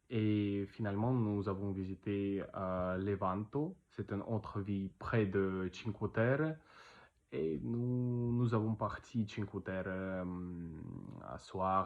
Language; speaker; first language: French; non-native, learner; Russian